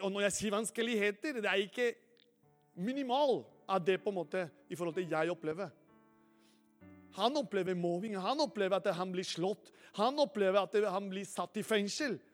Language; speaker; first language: Norwegian; non-native, fluent; Spanish